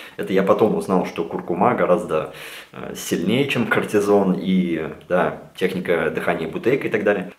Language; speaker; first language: Russian; early bilingual, heritage; Russian